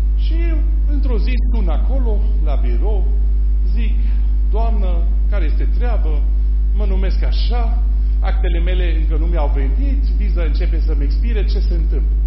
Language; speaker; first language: Romanian; non-native, fluent; German